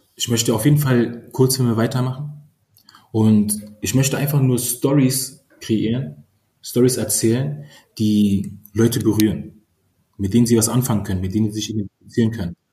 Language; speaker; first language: German; early bilingual, other home language; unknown